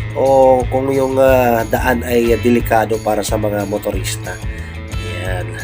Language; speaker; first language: Filipino; non-native, local second language; Waray